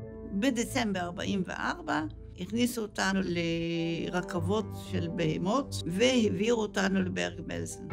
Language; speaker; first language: Hebrew; early bilingual, other home language; Dutch